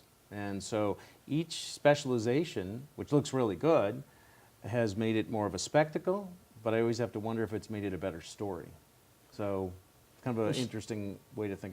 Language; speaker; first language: English; native; English